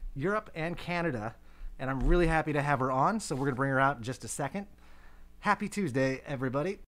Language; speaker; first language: English; native; English